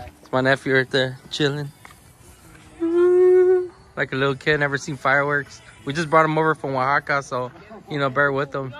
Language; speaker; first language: English; early bilingual, other home language; Spanish